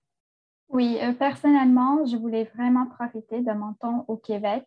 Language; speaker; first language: French; non-native, fluent; English